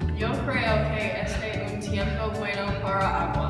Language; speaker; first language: Spanish; non-native, learner; English